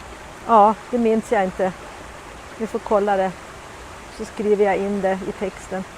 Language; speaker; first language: Swedish; native; Swedish